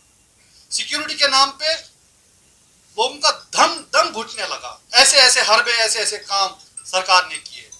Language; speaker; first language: Hindi; non-native, local second language; Kashmiri